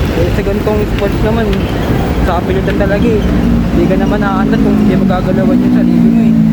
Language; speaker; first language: Filipino; native; Filipino